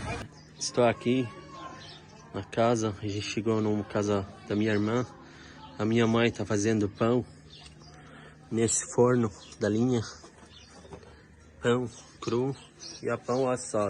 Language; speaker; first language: Portuguese; non-native, fluent; Arabic